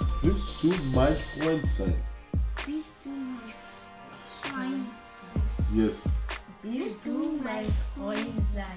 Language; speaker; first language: German; non-native, learner; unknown